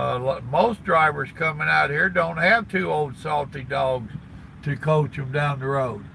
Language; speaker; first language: English; native; English